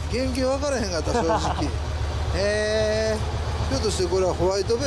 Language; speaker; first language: Japanese; native; Japanese